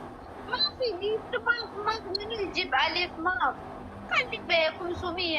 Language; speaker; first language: Arabic; non-native, learner; Oromo